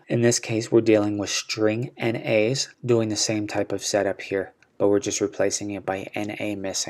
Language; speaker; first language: English; native; English